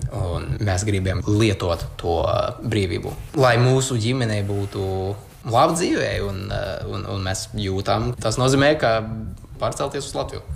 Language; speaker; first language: Latvian; non-native, fluent; English